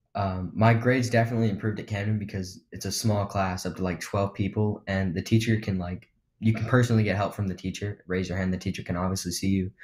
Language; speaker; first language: English; native; English